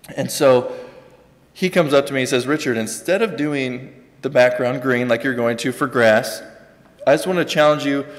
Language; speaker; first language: English; native; English